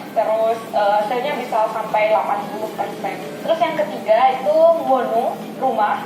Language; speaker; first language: Indonesian; native; Indonesian